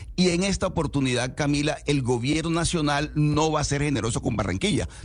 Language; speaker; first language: Spanish; native; Spanish